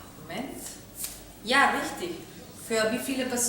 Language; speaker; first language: German; non-native, learner; Spanish